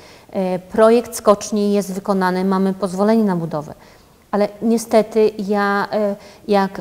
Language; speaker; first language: Polish; native; Polish